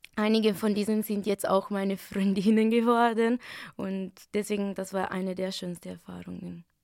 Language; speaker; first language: German; non-native, fluent; Italian